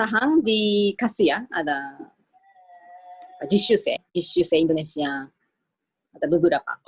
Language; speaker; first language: Indonesian; non-native, learner; Japanese